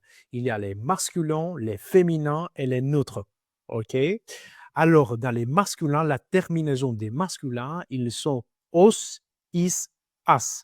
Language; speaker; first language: French; non-native, learner; Greek